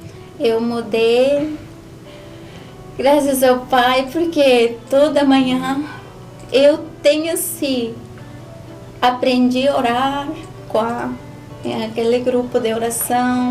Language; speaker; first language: Portuguese; non-native, learner; Spanish